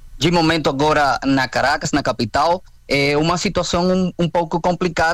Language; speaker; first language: Portuguese; non-native, fluent; Spanish